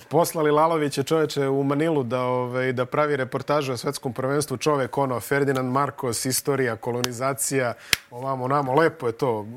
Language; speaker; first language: Bosnian; native; Bosnian